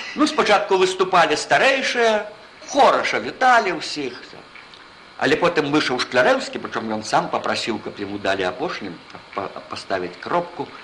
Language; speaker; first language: Belarusian; native; Belarusian